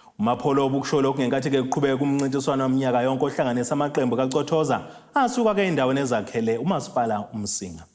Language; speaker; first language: Zulu; native; Zulu